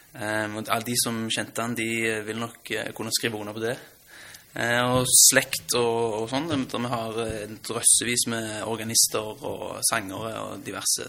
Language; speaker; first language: Norwegian; native; Norwegian